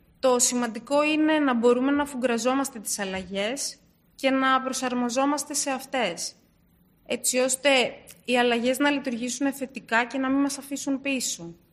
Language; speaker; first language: Greek; early bilingual, other home language; Turkish